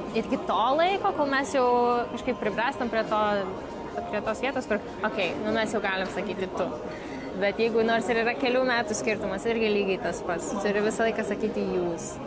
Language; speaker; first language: Lithuanian; native; Lithuanian